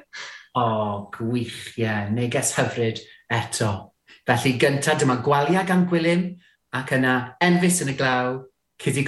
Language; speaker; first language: Welsh; native; Welsh